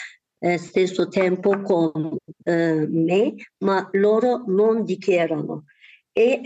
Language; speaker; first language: Italian; non-native, learner; Turkish